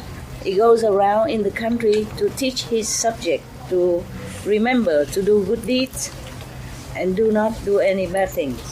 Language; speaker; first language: English; non-native, fluent; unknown